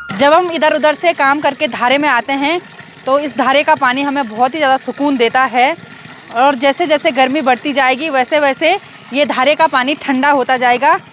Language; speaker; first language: Hindi; non-native, local second language; Garhwali